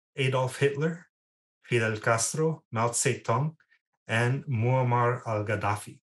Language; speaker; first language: English; early bilingual, other home language; Spanish